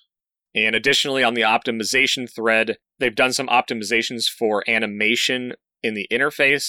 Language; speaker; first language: English; native; English